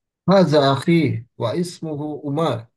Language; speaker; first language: Arabic; non-native, learner; Indonesian